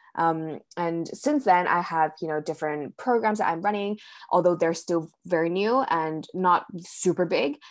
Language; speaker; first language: English; early bilingual, other home language; Cantonese